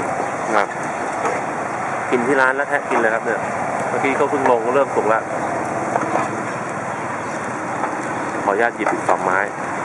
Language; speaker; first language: Thai; native; Thai